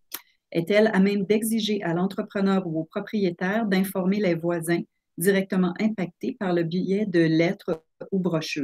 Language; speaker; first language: French; native; French